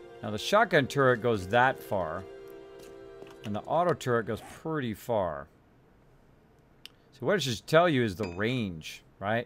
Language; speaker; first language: English; native; English